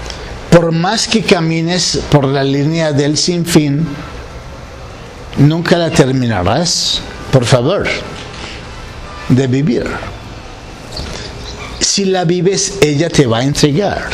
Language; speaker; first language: Spanish; native; Spanish